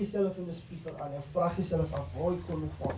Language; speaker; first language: Dutch; non-native, fluent; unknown